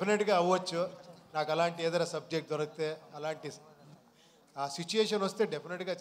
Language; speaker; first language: Telugu; non-native, local second language; Kannada